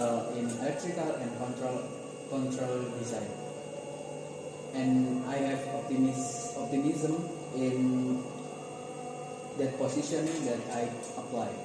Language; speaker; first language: English; non-native, learner; Indonesian